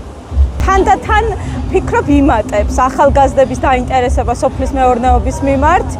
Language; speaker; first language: Georgian; native; Georgian